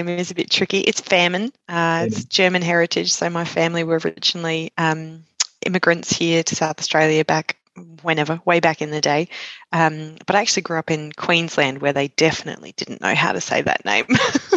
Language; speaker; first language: English; native; English